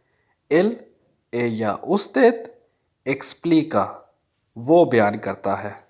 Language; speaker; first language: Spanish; non-native, fluent; Urdu